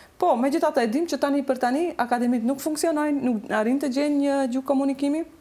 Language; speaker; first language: Albanian; native; Albanian